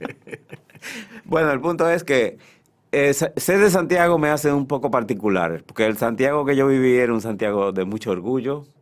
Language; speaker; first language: Spanish; native; Spanish